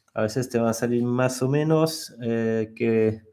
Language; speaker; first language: Spanish; non-native, fluent; French